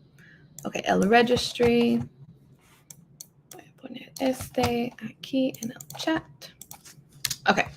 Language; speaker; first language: Spanish; non-native, learner; English